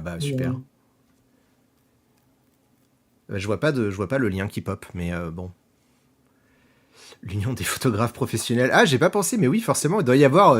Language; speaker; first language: French; native; French